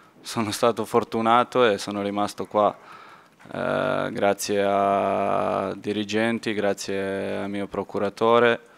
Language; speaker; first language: Italian; non-native, fluent; Serbian